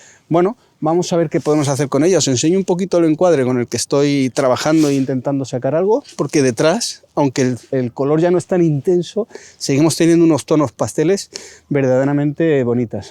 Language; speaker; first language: Spanish; native; Spanish